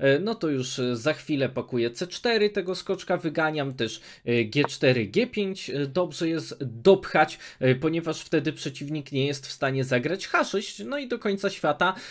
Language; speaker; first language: Polish; native; Polish